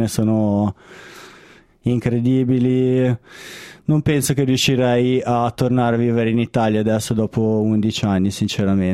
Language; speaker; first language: Italian; native; Italian